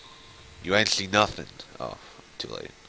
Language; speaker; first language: English; native; English